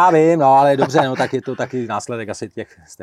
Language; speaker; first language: Czech; native; Czech